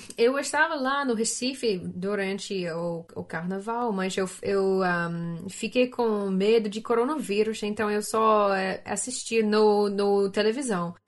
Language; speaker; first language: Portuguese; non-native, learner; English